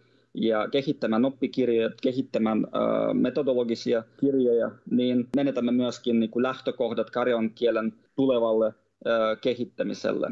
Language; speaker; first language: Finnish; non-native, fluent; Russian